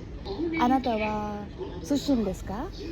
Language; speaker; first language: Japanese; non-native, learner; Marathi